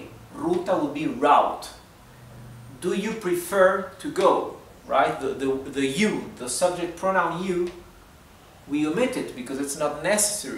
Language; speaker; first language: English; non-native, fluent; Spanish